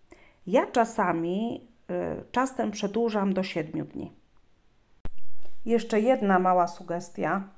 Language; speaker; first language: Polish; native; Polish